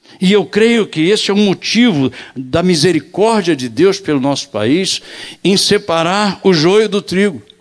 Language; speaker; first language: Portuguese; native; Portuguese